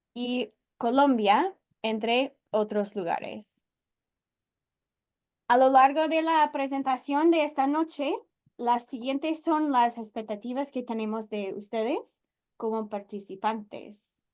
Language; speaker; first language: Spanish; non-native, fluent; English